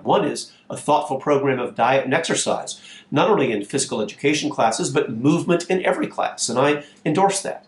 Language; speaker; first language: English; native; English